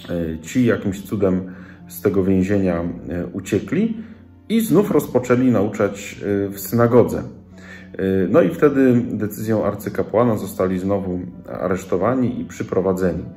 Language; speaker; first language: Polish; native; Polish